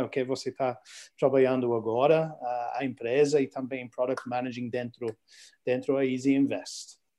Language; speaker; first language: Portuguese; non-native, learner; English